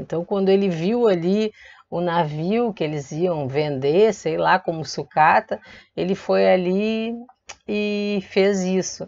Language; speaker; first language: Portuguese; native; Portuguese